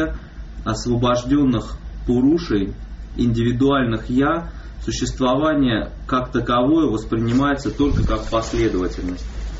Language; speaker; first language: Russian; native; Russian